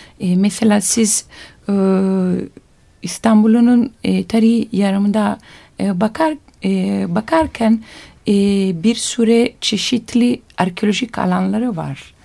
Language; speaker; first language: Turkish; non-native, learner; Italian